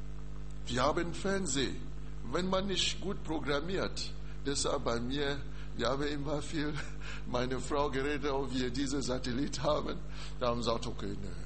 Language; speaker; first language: German; non-native, learner; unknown